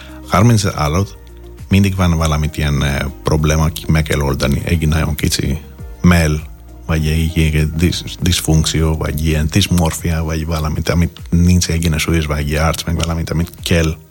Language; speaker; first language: Hungarian; non-native, learner; Greek